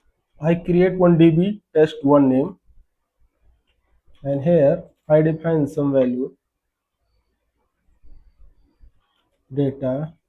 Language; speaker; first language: English; non-native, local second language; Hindi